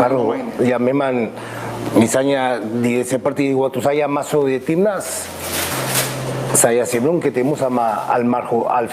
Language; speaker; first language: Indonesian; non-native, fluent; Spanish